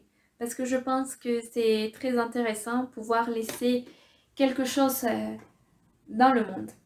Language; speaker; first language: French; non-native, fluent; Spanish